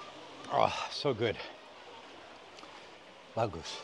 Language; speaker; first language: Indonesian; non-native, learner; English